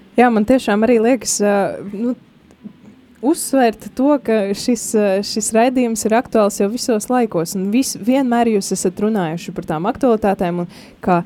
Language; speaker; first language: Latvian; native; Latvian